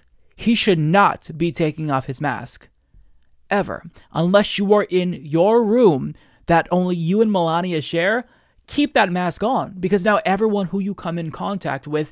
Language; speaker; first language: English; native; English